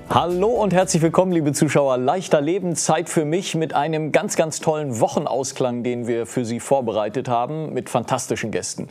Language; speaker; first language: German; native; German